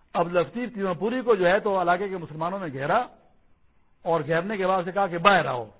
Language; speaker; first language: Urdu; non-native, local second language; Pashto